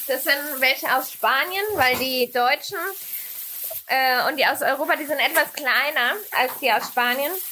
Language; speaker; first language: German; non-native, fluent; Spanish